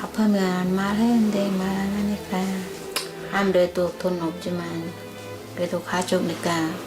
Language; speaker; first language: Korean; non-native, learner; Khmer